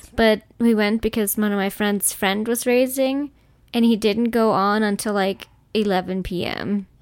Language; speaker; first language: English; non-native, fluent; German